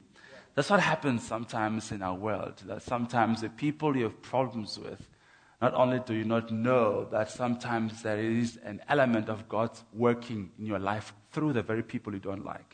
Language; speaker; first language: English; non-native, local second language; Xhosa